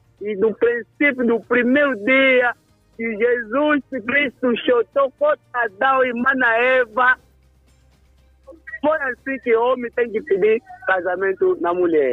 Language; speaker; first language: Portuguese; non-native, local second language; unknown